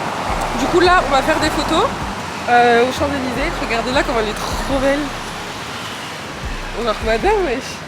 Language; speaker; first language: French; native; French